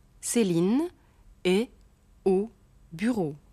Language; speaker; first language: French; non-native, fluent; German